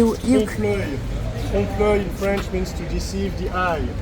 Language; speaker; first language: English; non-native, fluent; French